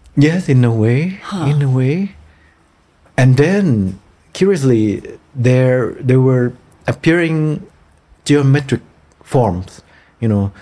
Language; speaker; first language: English; non-native, fluent; Thai